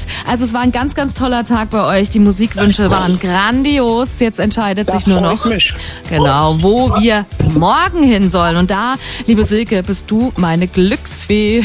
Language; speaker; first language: German; native; German